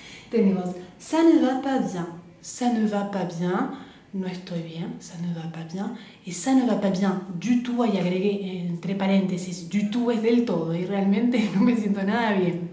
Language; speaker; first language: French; non-native, fluent; Spanish